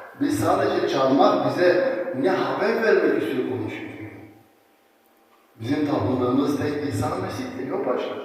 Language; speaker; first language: Turkish; non-native, fluent; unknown